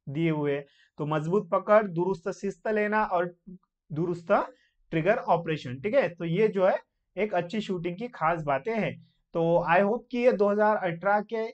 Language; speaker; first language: Hindi; non-native, local second language; Marathi